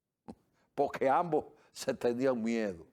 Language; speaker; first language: Spanish; native; Spanish